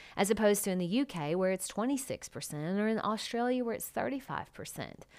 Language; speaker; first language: English; native; English